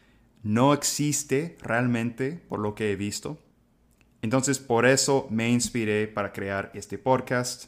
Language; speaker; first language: Spanish; non-native, fluent; English